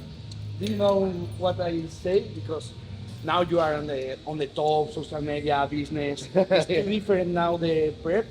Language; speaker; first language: English; non-native, learner; Spanish